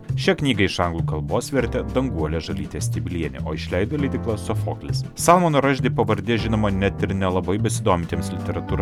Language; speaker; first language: Lithuanian; native; Lithuanian